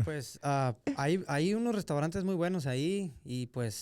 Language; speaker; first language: Spanish; native; Spanish